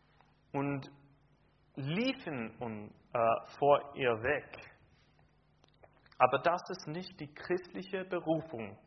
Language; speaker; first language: German; non-native, fluent; English